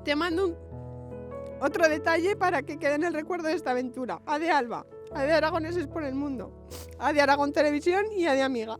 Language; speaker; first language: Spanish; native; Spanish